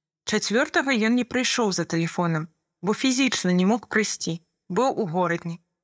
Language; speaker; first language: Belarusian; non-native, fluent; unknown